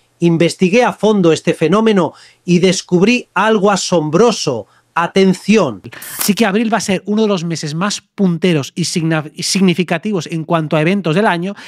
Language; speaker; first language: Spanish; native; Spanish